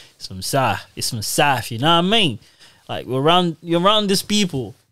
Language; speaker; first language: English; native; English